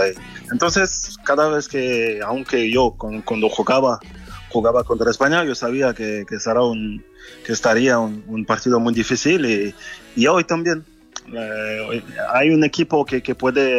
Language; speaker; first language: Spanish; non-native, fluent; French